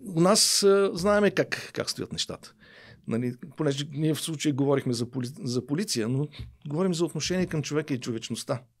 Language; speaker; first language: Bulgarian; native; Bulgarian